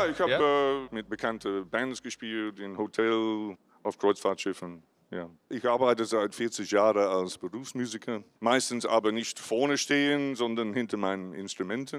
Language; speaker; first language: German; non-native, fluent; English